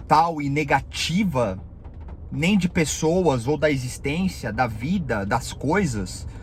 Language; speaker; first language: Portuguese; native; Portuguese